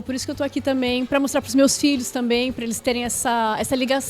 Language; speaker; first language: Portuguese; native; Portuguese